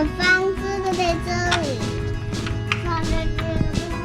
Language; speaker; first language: Chinese; early bilingual, heritage; Chinese